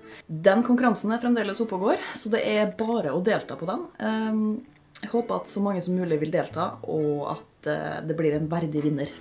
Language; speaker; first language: Norwegian; native; Norwegian